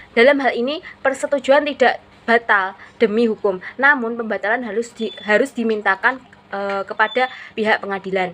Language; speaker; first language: Indonesian; native; Indonesian